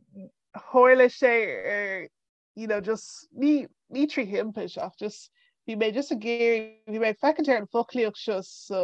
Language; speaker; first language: Irish; non-native, local second language; English